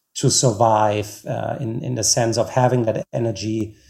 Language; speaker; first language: English; non-native, fluent; German